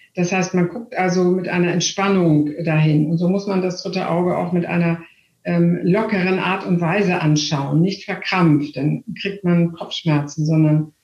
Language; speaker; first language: German; native; German